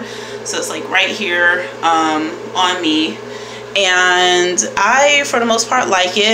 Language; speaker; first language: English; native; English